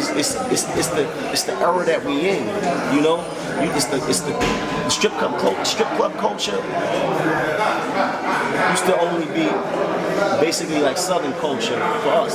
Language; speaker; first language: English; native; English